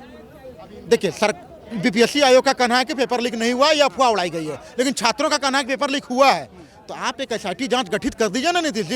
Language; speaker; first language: Hindi; native; Hindi